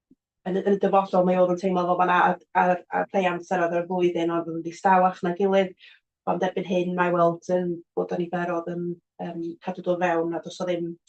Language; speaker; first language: Welsh; native; Welsh